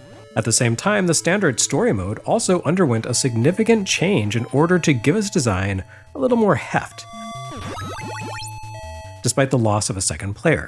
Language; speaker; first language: English; native; English